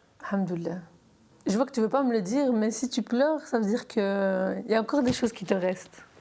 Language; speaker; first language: French; native; French